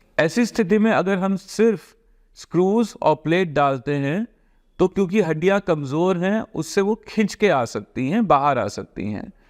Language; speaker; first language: Hindi; native; Hindi